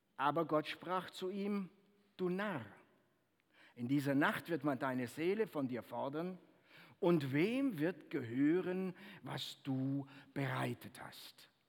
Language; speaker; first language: German; native; German